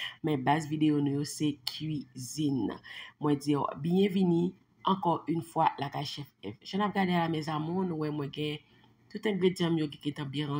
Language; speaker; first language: French; non-native, learner; Haitian Creole